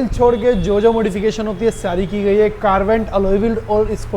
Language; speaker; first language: Hindi; native; Hindi